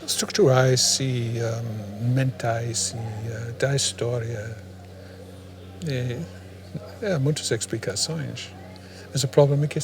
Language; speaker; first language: Portuguese; non-native, fluent; English